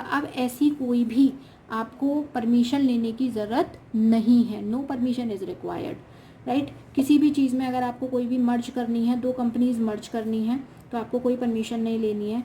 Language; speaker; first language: Hindi; native; Hindi